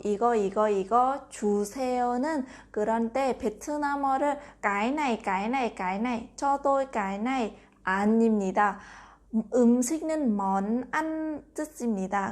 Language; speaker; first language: Korean; non-native, fluent; Vietnamese